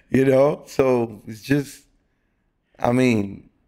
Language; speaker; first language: English; non-native, fluent; Spanish